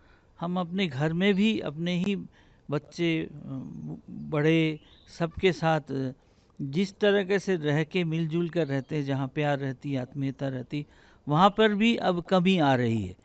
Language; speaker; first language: Hindi; native; Hindi